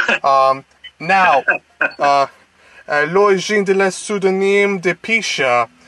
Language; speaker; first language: French; non-native, learner; English